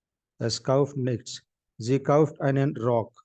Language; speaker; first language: German; non-native, fluent; Hindi